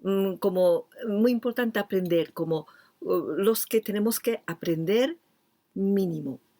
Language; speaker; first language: Spanish; non-native, fluent; Japanese